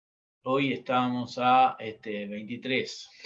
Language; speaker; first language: Spanish; native; Spanish